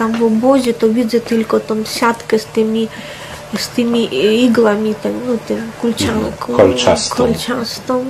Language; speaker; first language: Polish; non-native, fluent; Russian